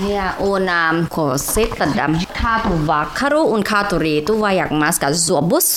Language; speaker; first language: Latvian; non-native, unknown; Thai